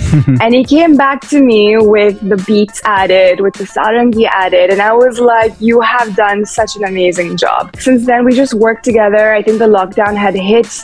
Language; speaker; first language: English; early bilingual, heritage; English